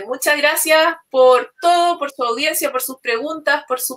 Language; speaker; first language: Spanish; native; Spanish